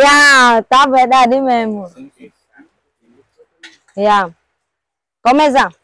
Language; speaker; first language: Portuguese; non-native, learner; Vietnamese